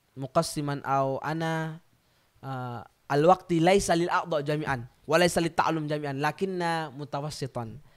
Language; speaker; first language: Arabic; non-native, learner; Indonesian